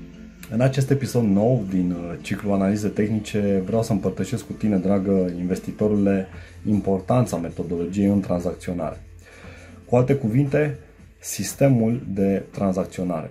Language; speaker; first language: Romanian; native; Romanian